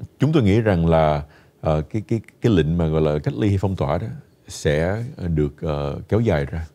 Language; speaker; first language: Vietnamese; early bilingual, heritage; Vietnamese